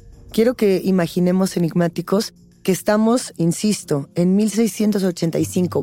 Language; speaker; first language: Spanish; native; Spanish